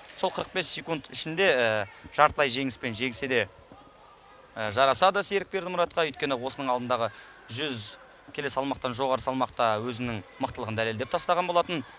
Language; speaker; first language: Kazakh; native; Kazakh